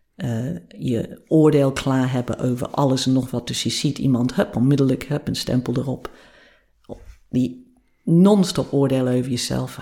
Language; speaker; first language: Dutch; non-native, fluent; English